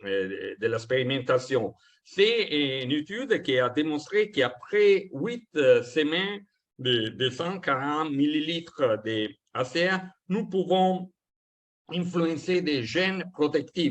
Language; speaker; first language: French; non-native, fluent; Italian